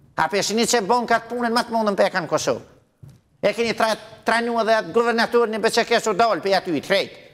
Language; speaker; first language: Albanian; native; Albanian